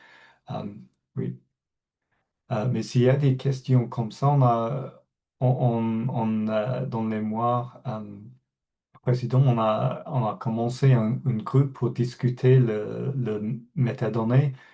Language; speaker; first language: French; non-native, fluent; English